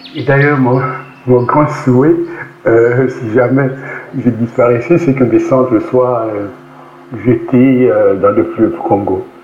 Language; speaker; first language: French; non-native, local second language; Kongo